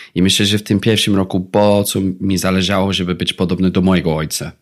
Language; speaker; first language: Polish; non-native, fluent; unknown